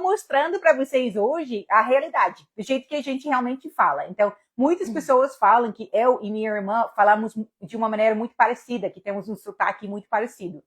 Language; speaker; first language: Portuguese; non-native, fluent; English